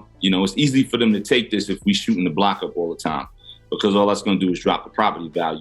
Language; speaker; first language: English; native; English